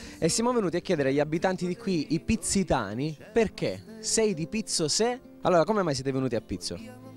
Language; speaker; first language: Italian; native; Italian